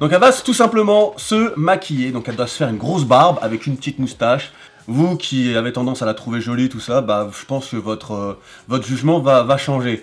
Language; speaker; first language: French; native; French